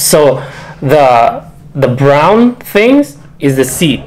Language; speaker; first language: English; non-native, fluent; Indonesian